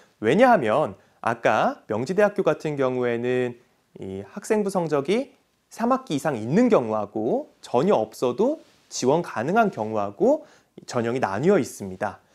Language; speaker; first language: Korean; native; Korean